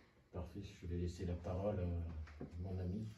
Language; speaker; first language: French; native; French